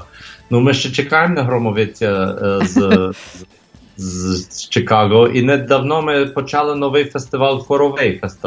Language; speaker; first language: Ukrainian; early bilingual, heritage; English